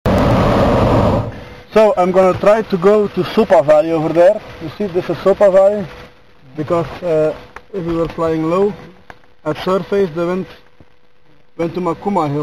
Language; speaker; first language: English; non-native, fluent; Dutch